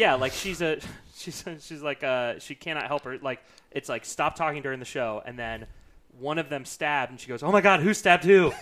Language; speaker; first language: English; native; English